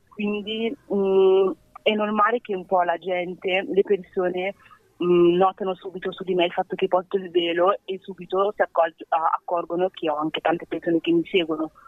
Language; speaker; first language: Italian; early bilingual, other home language; Wolof